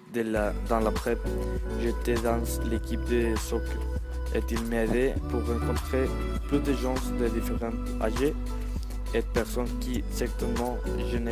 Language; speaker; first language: French; non-native, learner; Spanish